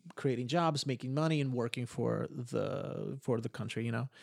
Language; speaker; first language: English; early bilingual, other home language; Ukrainian